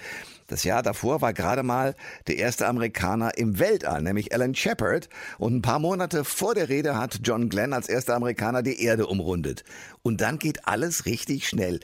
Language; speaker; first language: German; native; German